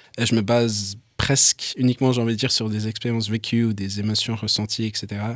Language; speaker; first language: French; early bilingual, other home language; English